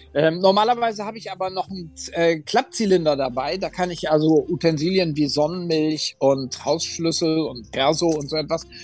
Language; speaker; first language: German; native; German